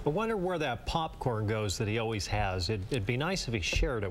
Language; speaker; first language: English; native; English